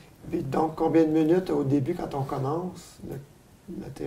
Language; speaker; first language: French; native; French